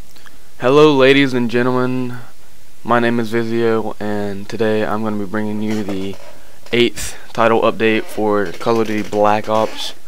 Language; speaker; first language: English; native; English